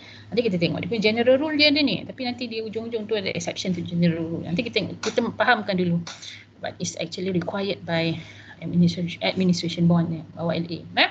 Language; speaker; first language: English; non-native, local second language; Malay